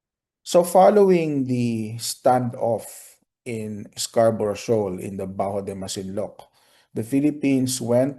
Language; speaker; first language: English; non-native, local second language; Filipino